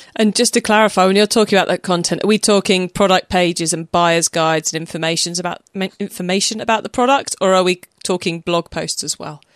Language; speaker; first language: English; native; English